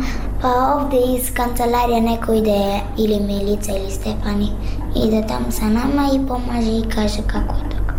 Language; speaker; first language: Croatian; non-native, learner; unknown